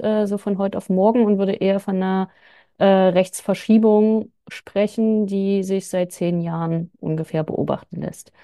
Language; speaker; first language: German; native; German